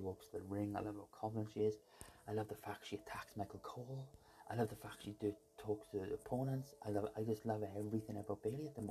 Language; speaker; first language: English; native; English